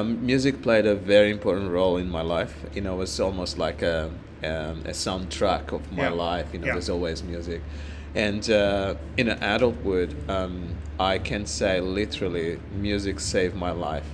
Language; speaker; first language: English; non-native, fluent; Portuguese